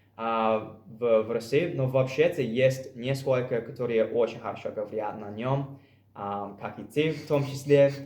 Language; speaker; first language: Russian; non-native, fluent; English